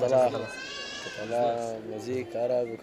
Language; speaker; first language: Catalan; non-native, fluent; Berber languages